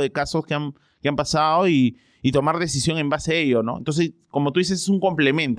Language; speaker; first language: Spanish; native; Spanish